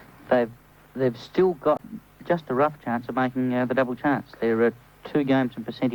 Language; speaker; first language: English; native; English